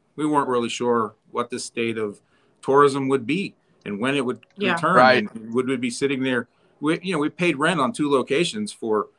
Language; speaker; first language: English; native; English